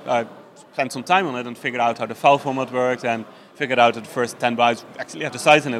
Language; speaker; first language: English; non-native, fluent; Dutch